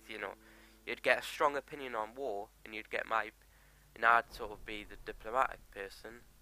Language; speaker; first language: English; native; English